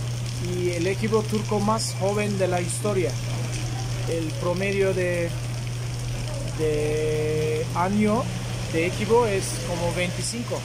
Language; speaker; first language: Spanish; non-native, fluent; Turkish